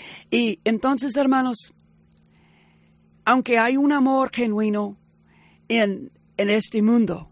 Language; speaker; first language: Spanish; early bilingual, heritage; Spanish